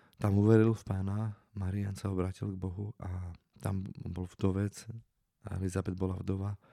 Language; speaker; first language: Slovak; non-native, local second language; Romany